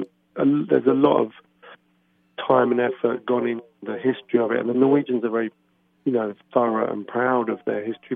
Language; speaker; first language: English; native; English